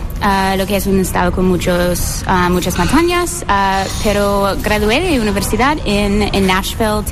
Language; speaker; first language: Spanish; non-native, fluent; English